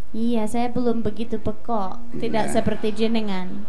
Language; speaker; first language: Indonesian; non-native, fluent; English